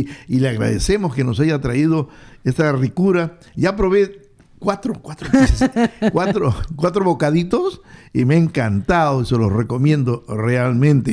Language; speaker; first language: Spanish; native; Spanish